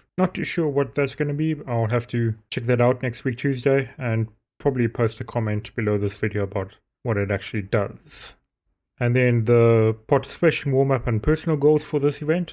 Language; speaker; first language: English; native; English